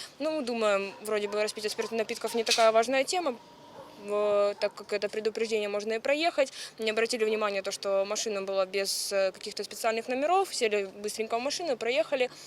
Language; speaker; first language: Russian; native; Russian